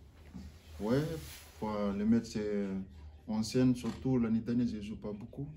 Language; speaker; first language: French; non-native, learner; Fijian